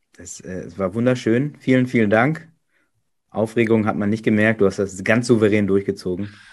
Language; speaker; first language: German; native; German